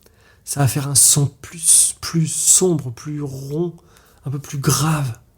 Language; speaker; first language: French; native; French